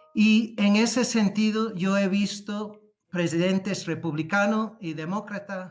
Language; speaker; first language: Spanish; non-native, fluent; English